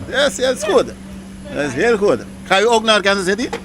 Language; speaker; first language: Dutch; non-native, local second language; Papiamento